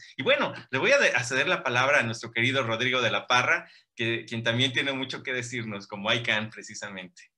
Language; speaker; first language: Spanish; native; Spanish